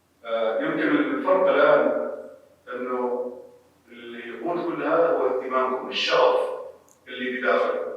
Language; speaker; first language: Arabic; native; Arabic